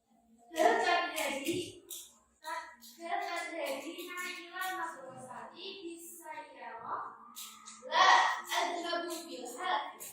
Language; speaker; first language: Arabic; non-native, learner; Indonesian